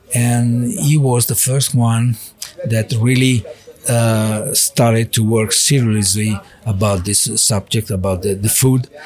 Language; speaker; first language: English; non-native, learner; Italian